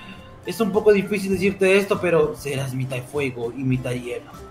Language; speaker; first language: Spanish; native; Spanish